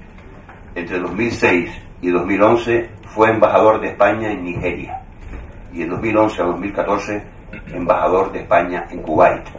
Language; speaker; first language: Spanish; native; Spanish